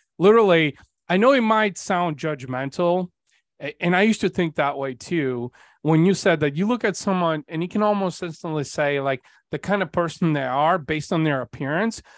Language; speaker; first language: English; early bilingual, other home language; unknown